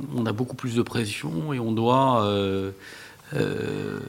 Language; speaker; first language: French; native; French